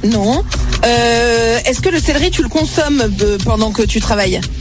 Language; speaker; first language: French; native; French